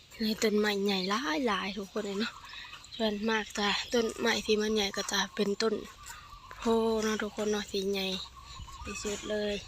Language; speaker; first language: Thai; non-native, local second language; Lao